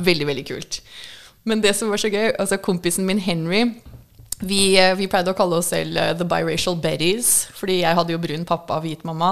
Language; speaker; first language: Norwegian; early bilingual, other home language; English